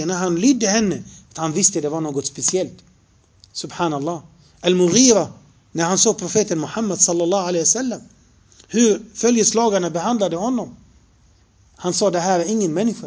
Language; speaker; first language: Swedish; non-native, fluent; Arabic